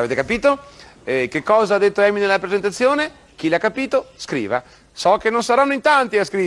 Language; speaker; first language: Italian; native; Italian